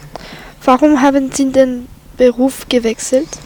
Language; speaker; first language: German; non-native, local second language; French